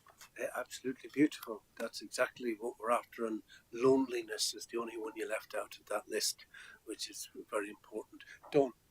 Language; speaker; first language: English; native; English